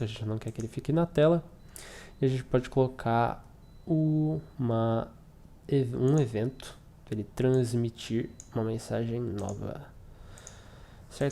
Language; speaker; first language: Portuguese; native; Portuguese